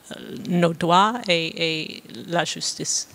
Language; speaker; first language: French; non-native, fluent; English